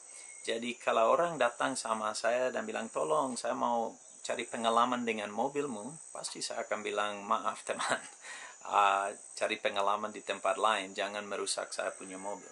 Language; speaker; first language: Indonesian; non-native, fluent; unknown